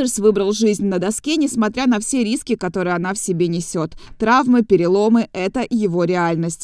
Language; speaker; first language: Russian; native; Russian